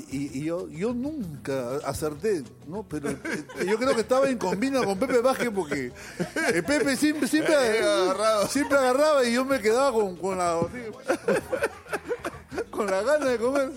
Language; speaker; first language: Spanish; native; Spanish